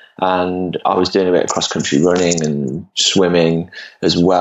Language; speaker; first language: English; native; English